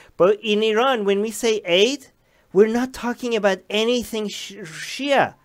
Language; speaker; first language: English; non-native, fluent; Persian